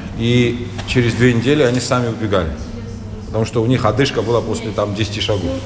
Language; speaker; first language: Russian; non-native, local second language; Georgian